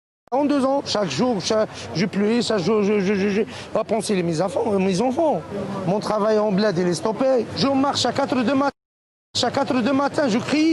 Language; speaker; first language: French; non-native, learner; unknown